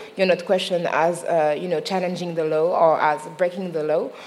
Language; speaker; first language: English; non-native, fluent; French